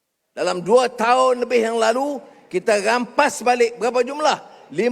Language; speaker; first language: Malay; native; Malay